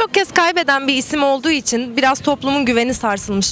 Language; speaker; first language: Turkish; native; Turkish